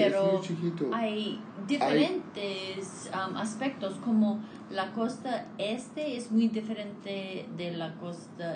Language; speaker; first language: Spanish; non-native, fluent; English